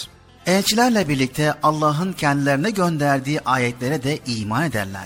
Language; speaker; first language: Turkish; native; Turkish